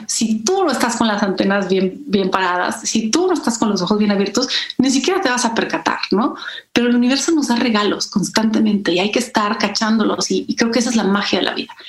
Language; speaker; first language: Spanish; early bilingual, other home language; Polish